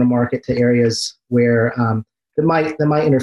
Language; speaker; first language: English; native; English